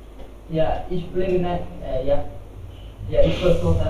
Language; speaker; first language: German; non-native, learner; Hindi